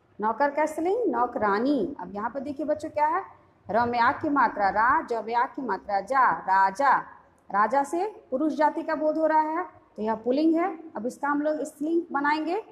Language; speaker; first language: Hindi; native; Hindi